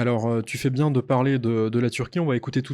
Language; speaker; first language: French; native; French